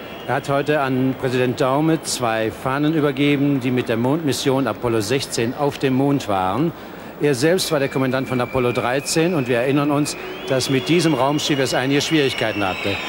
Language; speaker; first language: German; native; German